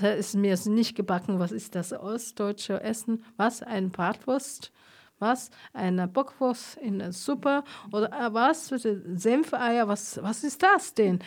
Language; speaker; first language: German; non-native, fluent; Chinese